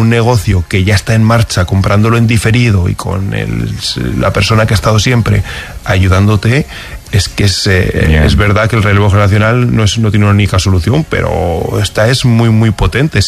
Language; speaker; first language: Spanish; native; Spanish